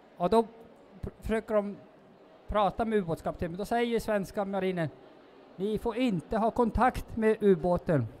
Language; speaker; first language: Swedish; non-native, local second language; Northern Sami